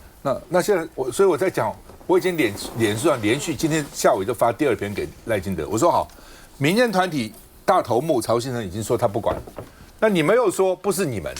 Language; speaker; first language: Chinese; native; Chinese